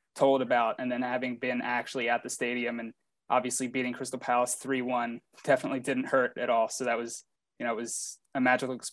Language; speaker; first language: English; native; English